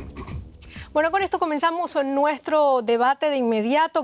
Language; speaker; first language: Spanish; native; Spanish